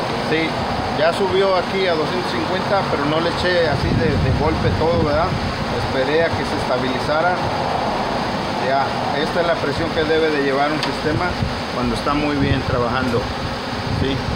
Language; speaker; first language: Spanish; native; Spanish